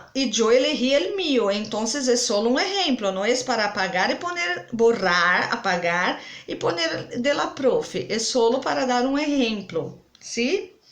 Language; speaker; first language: Spanish; non-native, fluent; Portuguese